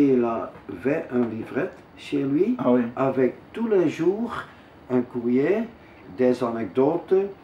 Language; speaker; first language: French; non-native, local second language; Dutch